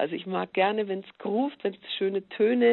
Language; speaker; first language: German; native; German